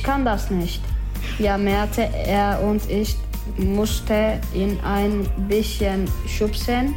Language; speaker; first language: German; non-native, learner; Turkish